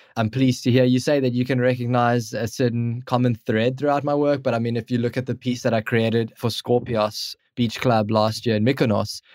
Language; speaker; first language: English; native; English